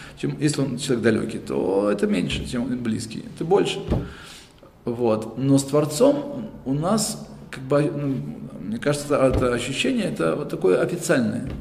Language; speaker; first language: Russian; early bilingual, heritage; Russian